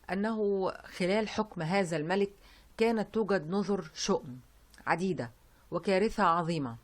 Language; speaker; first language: Arabic; native; Arabic